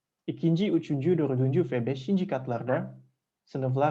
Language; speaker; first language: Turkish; non-native, fluent; Indonesian